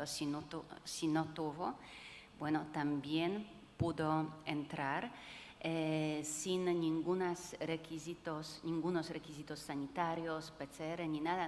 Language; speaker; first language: Spanish; non-native, fluent; Polish